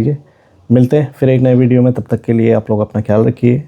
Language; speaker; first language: Hindi; native; Hindi